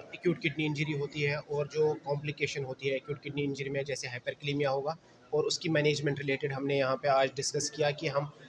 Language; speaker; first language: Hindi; non-native, local second language; Kashmiri